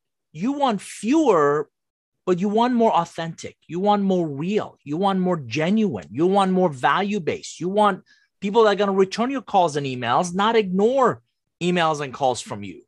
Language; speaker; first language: English; non-native, fluent; Persian